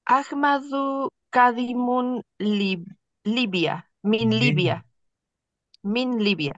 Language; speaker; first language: Arabic; non-native, learner; Spanish